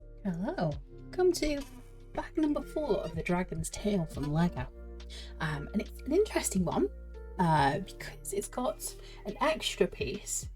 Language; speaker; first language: English; native; English